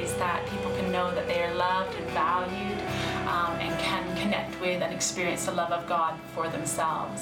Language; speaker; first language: English; native; English